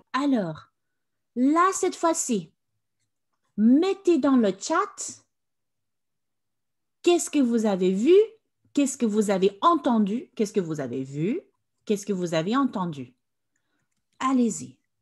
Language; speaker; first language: French; non-native, fluent; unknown